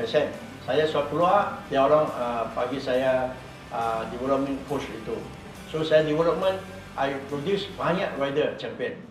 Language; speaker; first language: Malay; non-native, local second language; Chinese